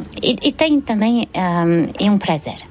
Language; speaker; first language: Portuguese; non-native, fluent; French